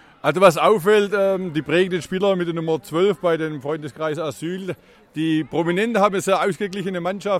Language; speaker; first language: German; native; German